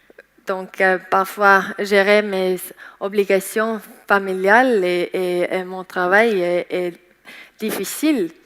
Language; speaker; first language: French; non-native, learner; Estonian